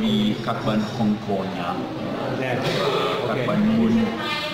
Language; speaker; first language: Vietnamese; non-native, learner; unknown